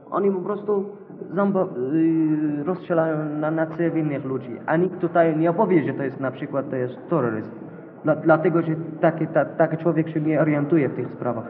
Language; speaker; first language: Polish; non-native, learner; Arabic